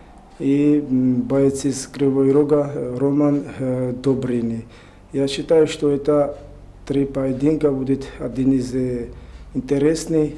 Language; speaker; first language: Russian; non-native, learner; Georgian